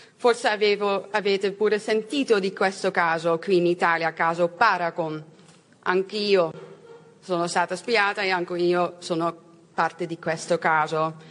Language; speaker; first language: Italian; non-native, learner; Dutch